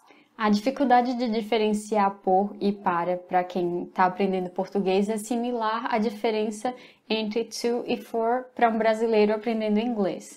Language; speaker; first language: Portuguese; non-native, fluent; English